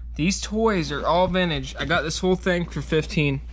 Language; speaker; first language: English; native; English